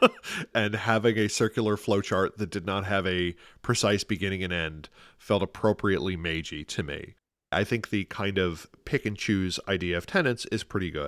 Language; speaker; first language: English; native; English